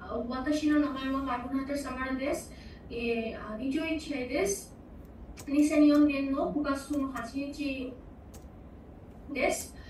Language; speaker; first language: Japanese; non-native, learner; Bangla